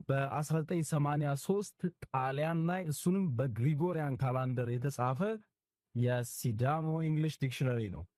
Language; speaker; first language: Amharic; non-native, local second language; Sidamo